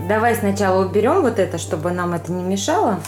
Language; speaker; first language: Russian; native; Russian